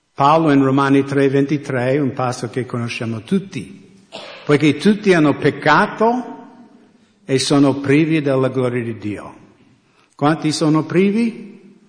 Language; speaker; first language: Italian; non-native, fluent; English